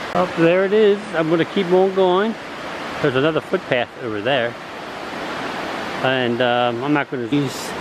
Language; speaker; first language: English; native; English